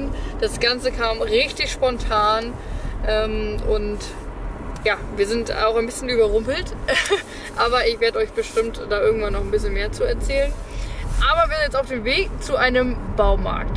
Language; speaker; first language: German; native; German